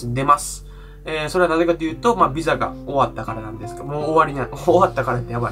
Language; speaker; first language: Japanese; native; Japanese